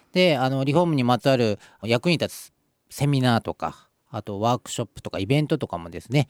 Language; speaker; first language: Japanese; native; Japanese